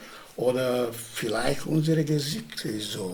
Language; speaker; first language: German; non-native, learner; Romany